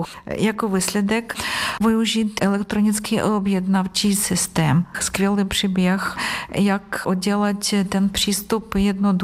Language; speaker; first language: Czech; non-native, fluent; Ukrainian